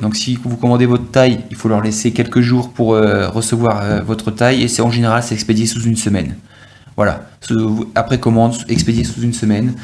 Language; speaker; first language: French; native; French